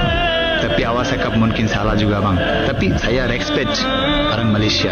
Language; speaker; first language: Malay; non-native, learner; Bangla